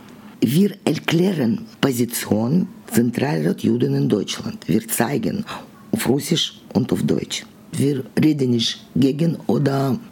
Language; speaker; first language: German; non-native, learner; Russian